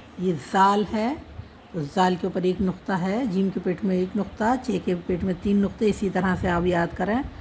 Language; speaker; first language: Hindi; native; Hindi